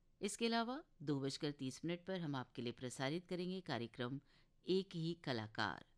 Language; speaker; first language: Hindi; native; Hindi